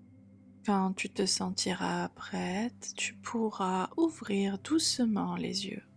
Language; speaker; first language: French; native; French